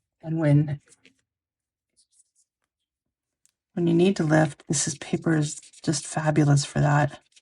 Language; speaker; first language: English; native; English